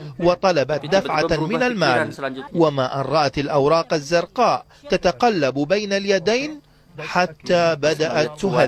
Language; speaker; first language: Arabic; native; Arabic